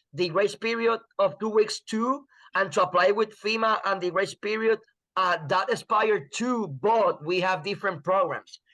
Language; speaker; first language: English; non-native, fluent; Spanish